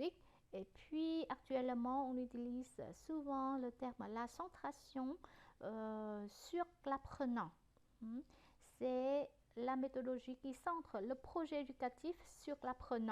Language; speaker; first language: French; non-native, fluent; Vietnamese